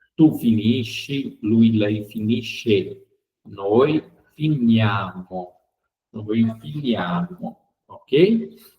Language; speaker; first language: Italian; non-native, fluent; Portuguese